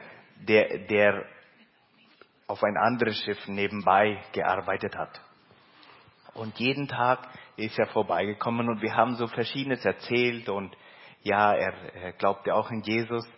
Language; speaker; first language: German; early bilingual, heritage; Plautdietsch